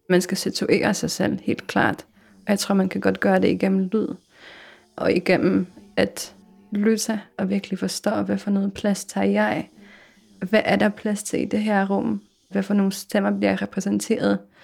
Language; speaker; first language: Danish; non-native, fluent; Polish